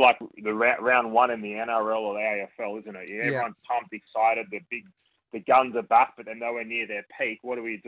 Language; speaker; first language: English; native; English